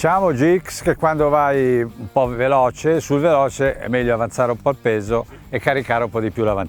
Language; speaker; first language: Italian; native; Italian